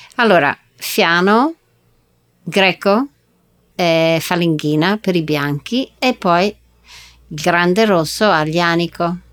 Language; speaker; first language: Italian; non-native, fluent; English